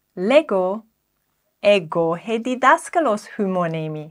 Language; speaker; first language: Greek; non-native, fluent; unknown